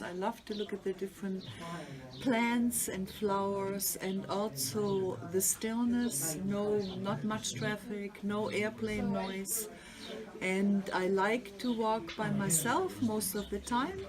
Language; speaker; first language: English; non-native, fluent; German